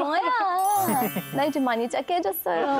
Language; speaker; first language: Korean; non-native, learner; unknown